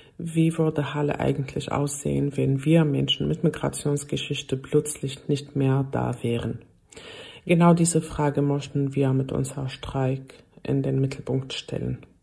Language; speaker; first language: German; non-native, fluent; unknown